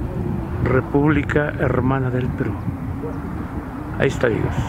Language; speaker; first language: Spanish; native; Spanish